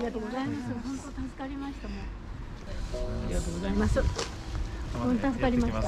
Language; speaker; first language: Japanese; native; Japanese